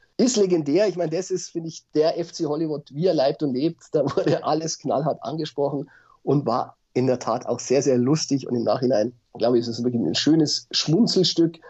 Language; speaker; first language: German; native; German